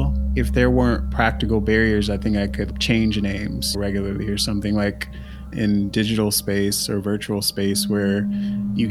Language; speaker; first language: English; native; English